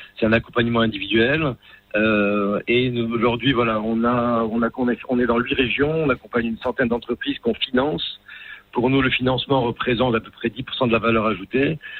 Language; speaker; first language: French; non-native, local second language; Arabic